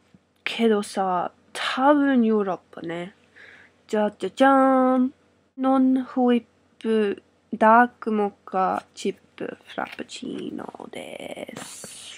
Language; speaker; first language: Japanese; non-native, learner; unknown